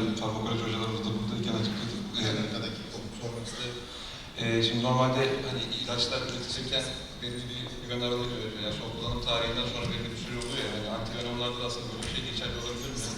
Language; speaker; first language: Turkish; native; Turkish